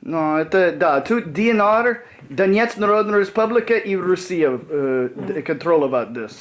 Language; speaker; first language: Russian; non-native, learner; English